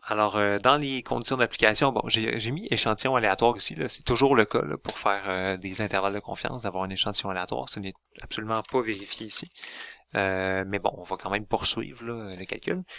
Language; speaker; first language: French; native; French